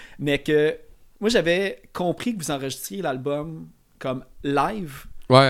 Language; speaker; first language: French; native; French